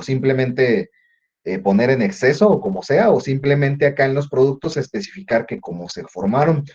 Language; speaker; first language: Spanish; native; Spanish